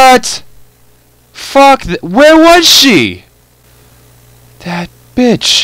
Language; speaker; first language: English; native; English